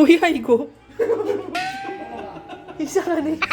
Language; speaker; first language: Korean; non-native, learner; Cebuano